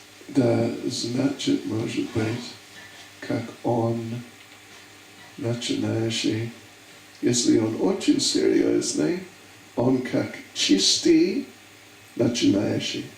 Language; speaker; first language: Russian; non-native, learner; English